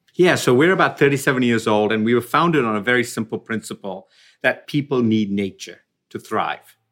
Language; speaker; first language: English; non-native, local second language; Tamil